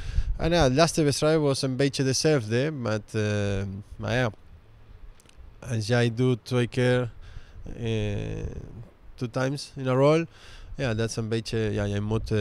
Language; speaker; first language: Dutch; non-native, learner; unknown